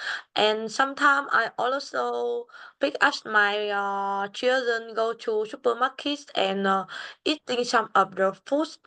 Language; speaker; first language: English; non-native, learner; Vietnamese